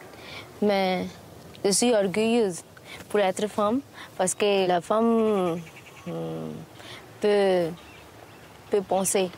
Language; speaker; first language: French; non-native, learner; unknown